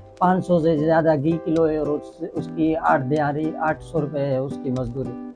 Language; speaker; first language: Urdu; non-native, local second language; Sindhi